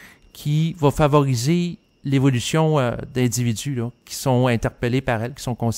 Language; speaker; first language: French; native; French